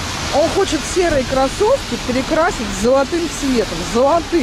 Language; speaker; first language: Russian; native; Russian